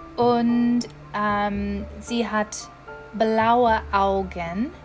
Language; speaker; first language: German; non-native, fluent; English